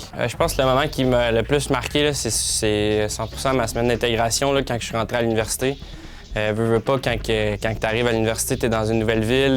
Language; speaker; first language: French; native; French